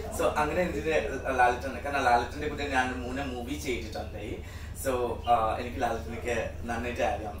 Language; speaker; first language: Malayalam; non-native, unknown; Assamese